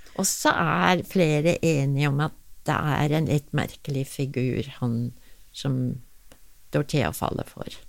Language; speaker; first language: Norwegian; non-native, fluent; English